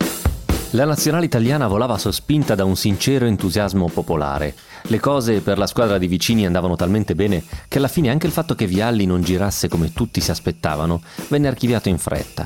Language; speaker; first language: Italian; native; Italian